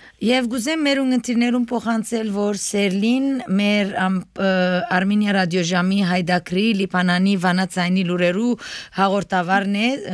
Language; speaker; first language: Armenian; early bilingual, heritage; Armenian